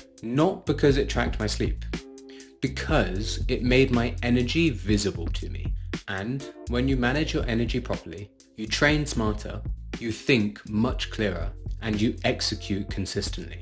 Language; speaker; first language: English; native; English